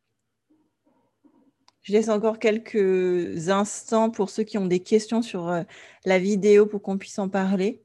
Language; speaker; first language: French; native; French